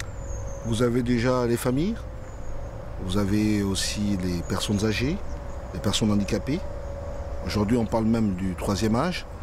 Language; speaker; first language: French; native; French